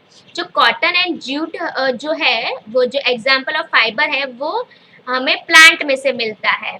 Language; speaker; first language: Hindi; native; Hindi